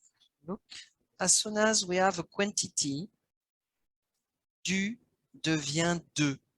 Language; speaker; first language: English; non-native, learner; French